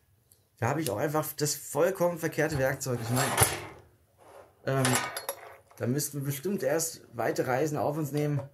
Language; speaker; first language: German; native; German